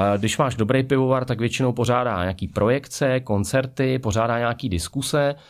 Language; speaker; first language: Czech; native; Czech